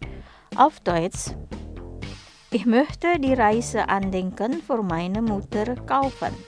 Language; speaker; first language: German; non-native, fluent; Indonesian